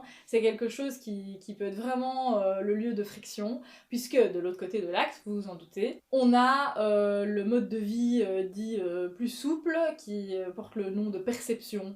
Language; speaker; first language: French; native; French